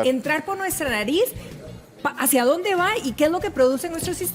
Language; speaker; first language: Spanish; native; Spanish